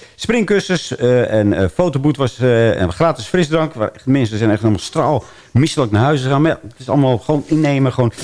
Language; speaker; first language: Dutch; native; Dutch